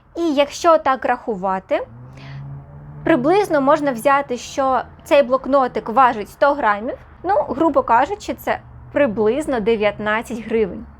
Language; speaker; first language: Ukrainian; non-native, local second language; Russian